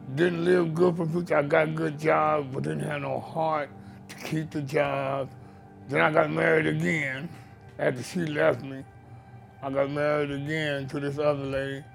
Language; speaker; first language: English; native; English